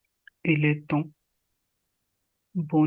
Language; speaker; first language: French; non-native, learner; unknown